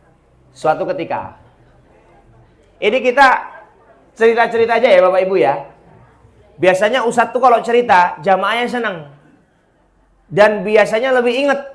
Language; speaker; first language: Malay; non-native, local second language; Javanese